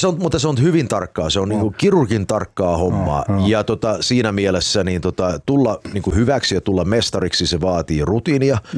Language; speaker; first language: Finnish; early bilingual, heritage; Finnish